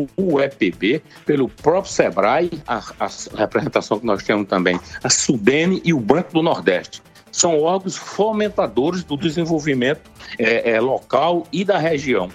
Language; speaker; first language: Portuguese; native; Portuguese